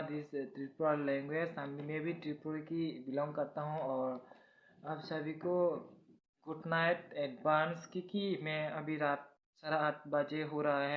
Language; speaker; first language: Hindi; non-native, local second language; Kok Borok